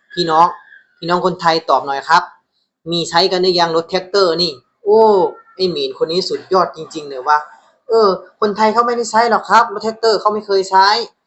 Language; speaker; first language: Thai; native; Thai